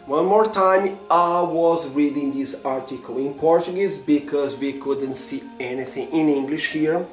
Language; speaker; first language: English; non-native, fluent; Portuguese